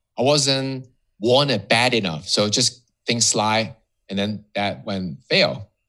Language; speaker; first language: English; non-native, local second language; Cantonese